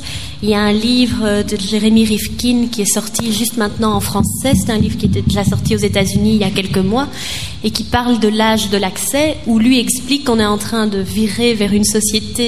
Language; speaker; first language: French; native; French